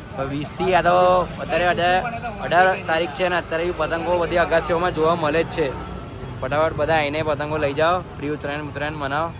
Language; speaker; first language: Gujarati; native; Gujarati